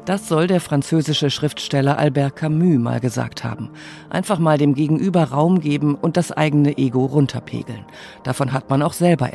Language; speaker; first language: German; native; German